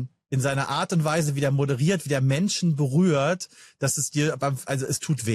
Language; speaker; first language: German; native; German